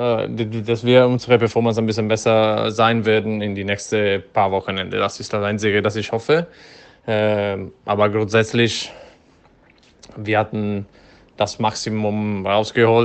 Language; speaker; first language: German; non-native, fluent; Dutch